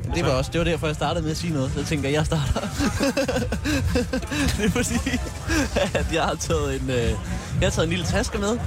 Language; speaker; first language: Danish; native; Danish